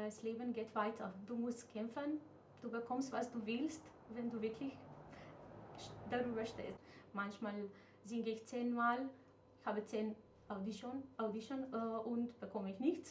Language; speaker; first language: German; non-native, fluent; Macedonian